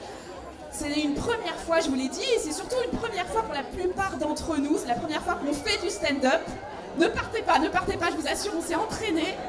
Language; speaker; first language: French; native; French